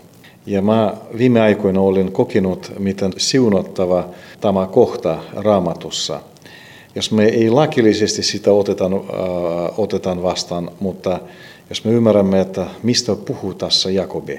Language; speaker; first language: Finnish; non-native, fluent; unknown